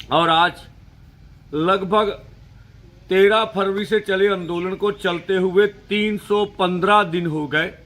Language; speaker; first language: Hindi; non-native, local second language; Punjabi